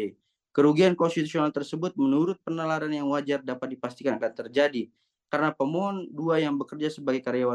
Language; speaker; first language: Indonesian; native; Indonesian